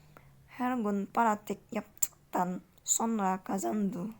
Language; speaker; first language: Turkish; non-native, learner; Indonesian